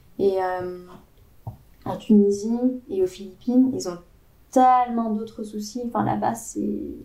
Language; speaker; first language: French; native; French